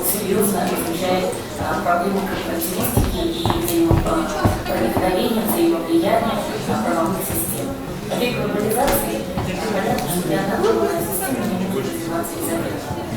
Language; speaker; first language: Russian; native; Russian